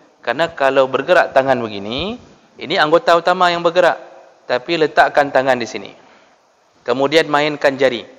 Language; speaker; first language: Malay; non-native, local second language; Achinese